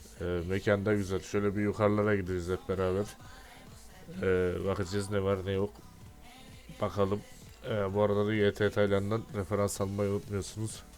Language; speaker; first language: Turkish; native; Turkish